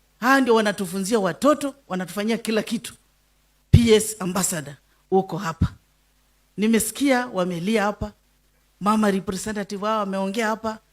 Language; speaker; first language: Swahili; non-native, local second language; Luyia